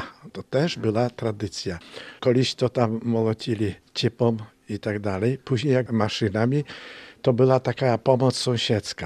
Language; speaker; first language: Polish; non-native, local second language; Ukrainian